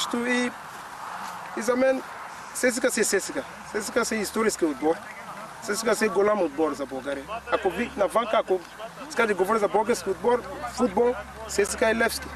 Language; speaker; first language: Bulgarian; non-native, learner; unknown